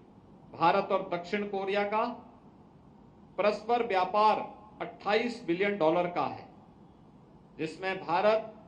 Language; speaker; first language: Hindi; native; Hindi